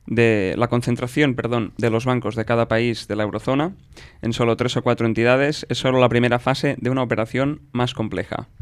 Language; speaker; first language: Spanish; non-native, local second language; Catalan